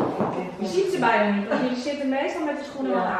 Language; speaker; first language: Dutch; native; Dutch